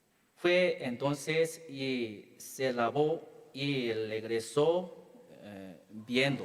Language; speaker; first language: Spanish; non-native, learner; Korean